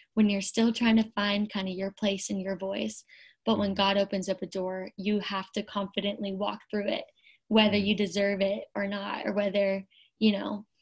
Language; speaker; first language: English; native; English